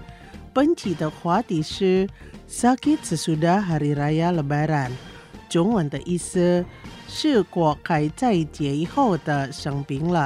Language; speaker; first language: Chinese; non-native, local second language; Indonesian